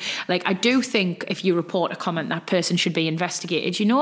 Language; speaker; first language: English; native; English